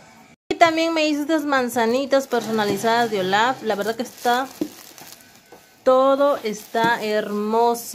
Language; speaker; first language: Spanish; native; Spanish